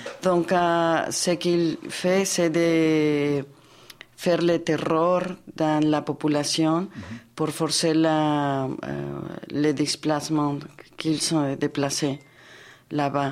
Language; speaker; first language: French; non-native, fluent; Spanish